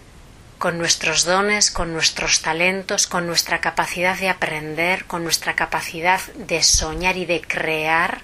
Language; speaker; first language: Spanish; native; Spanish